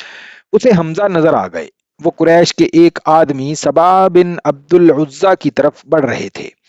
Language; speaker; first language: Urdu; native; Urdu